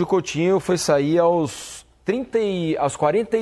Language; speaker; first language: Portuguese; native; Portuguese